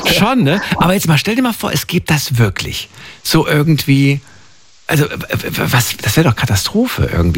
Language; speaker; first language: German; native; German